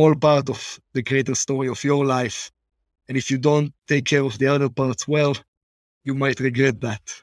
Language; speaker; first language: English; non-native, fluent; Hebrew